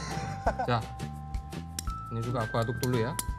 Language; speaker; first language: Indonesian; non-native, fluent; Korean